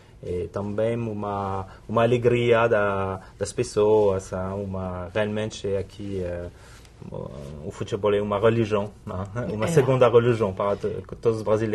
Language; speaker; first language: Portuguese; non-native, fluent; French